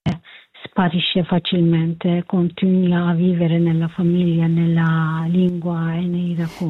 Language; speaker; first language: Italian; non-native, learner; Kurdish